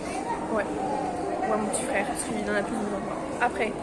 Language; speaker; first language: French; native; French